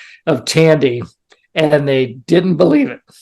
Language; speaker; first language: English; native; English